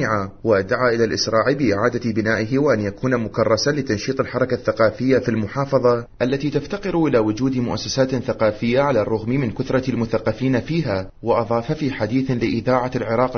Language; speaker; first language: Arabic; native; Arabic